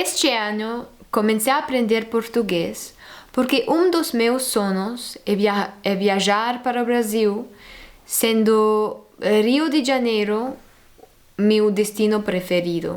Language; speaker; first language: Portuguese; non-native, learner; French